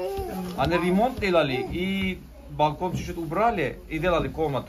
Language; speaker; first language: Russian; non-native, learner; Turkish